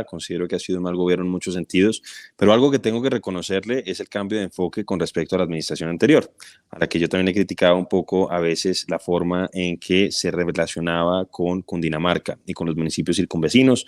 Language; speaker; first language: Spanish; native; Spanish